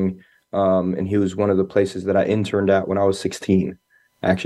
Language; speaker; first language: English; native; English